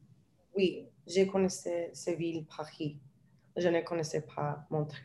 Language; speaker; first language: French; non-native, learner; English